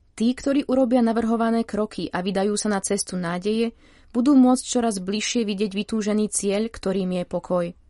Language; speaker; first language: Slovak; native; Slovak